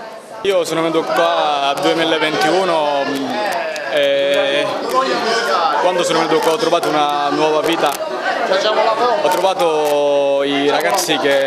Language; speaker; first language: Italian; non-native, learner; Bangla